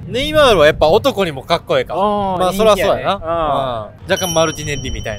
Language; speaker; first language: Japanese; native; Japanese